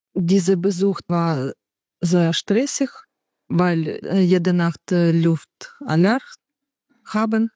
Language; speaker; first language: German; non-native, learner; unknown